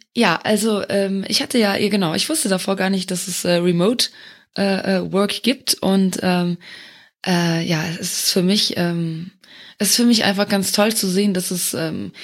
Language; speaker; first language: German; non-native, local second language; Luxembourgish